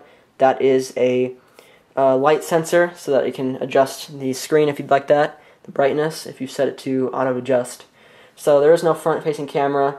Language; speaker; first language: English; native; English